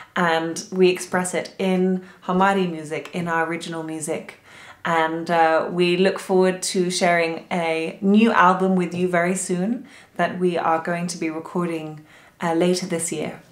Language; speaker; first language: English; native; English